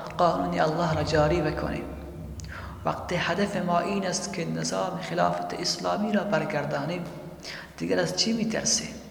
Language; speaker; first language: Persian; native; Persian